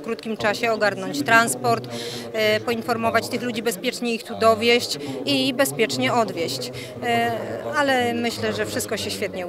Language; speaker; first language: Polish; native; Polish